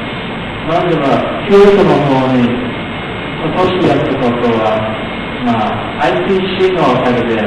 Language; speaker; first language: Japanese; non-native, learner; Thai